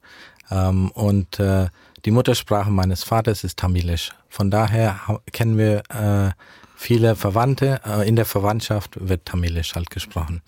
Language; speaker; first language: German; early bilingual, heritage; German